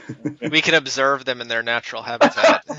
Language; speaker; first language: English; native; English